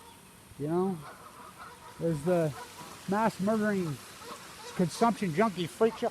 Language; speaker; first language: English; native; English